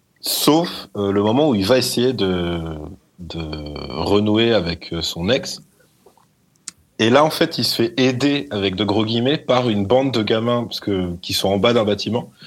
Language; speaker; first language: French; native; French